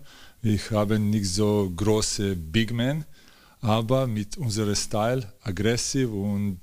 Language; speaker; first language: German; non-native, learner; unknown